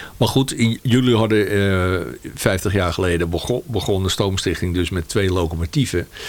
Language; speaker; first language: Dutch; native; Dutch